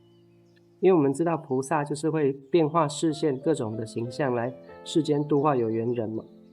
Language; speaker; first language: Chinese; native; Chinese